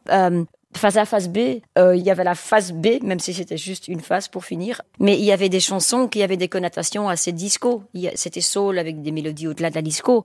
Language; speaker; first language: French; non-native, local second language; Dutch